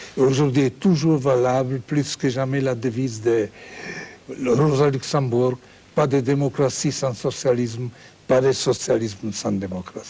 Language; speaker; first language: French; non-native, fluent; Czech